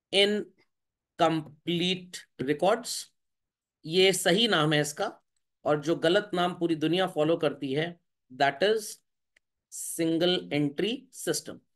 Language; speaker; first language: Hindi; native; Hindi